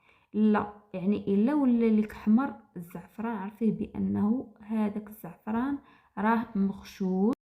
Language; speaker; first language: Arabic; native; Arabic